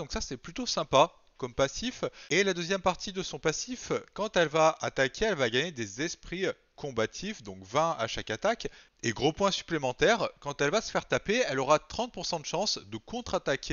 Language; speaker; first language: French; native; French